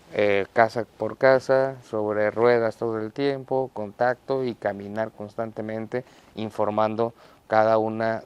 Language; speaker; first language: Spanish; native; Spanish